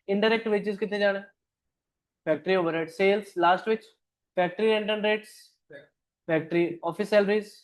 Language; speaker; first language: Hindi; non-native, local second language; Punjabi